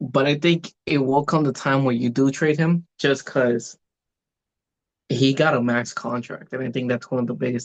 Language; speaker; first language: English; native; English